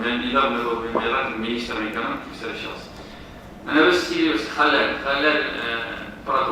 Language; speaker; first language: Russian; non-native, local second language; Tatar